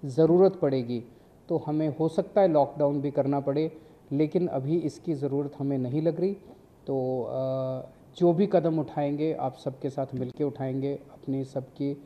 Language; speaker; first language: Hindi; native; Hindi